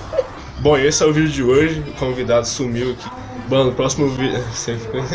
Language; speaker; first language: Portuguese; native; Portuguese